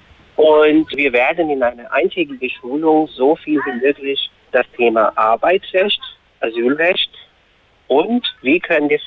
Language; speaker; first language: German; non-native, fluent; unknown